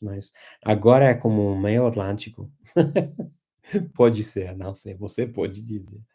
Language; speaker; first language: Portuguese; non-native, fluent; English